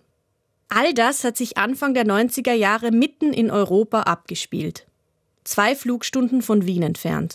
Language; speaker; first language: German; native; German